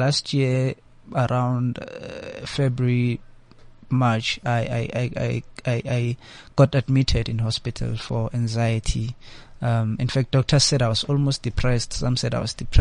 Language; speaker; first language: English; non-native, local second language; Xhosa